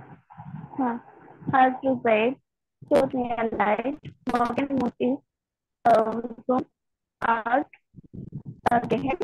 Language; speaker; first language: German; non-native, learner; Bangla